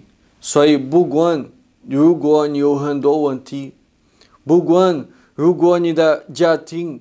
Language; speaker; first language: Chinese; non-native, fluent; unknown